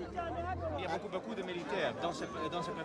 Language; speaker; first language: French; non-native, learner; Dutch